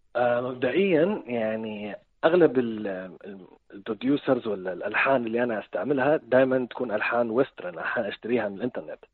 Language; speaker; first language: Arabic; native; Arabic